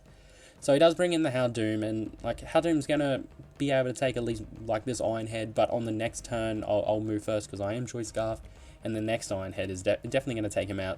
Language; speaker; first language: English; native; English